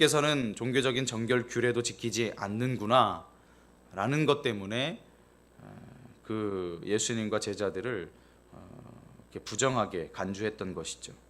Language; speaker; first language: Korean; native; Korean